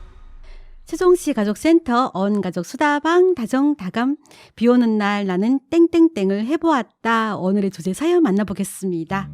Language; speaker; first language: Korean; non-native, fluent; Chinese